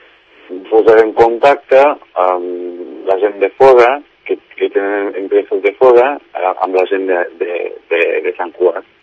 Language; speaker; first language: Catalan; non-native, fluent; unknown